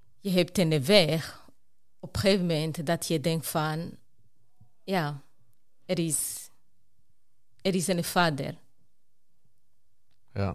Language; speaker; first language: Dutch; non-native, fluent; Rundi